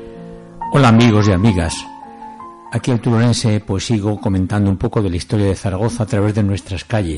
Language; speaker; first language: Spanish; native; Spanish